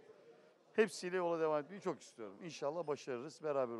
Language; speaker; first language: Turkish; native; Turkish